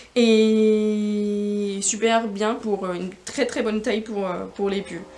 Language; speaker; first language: French; non-native, fluent; Spanish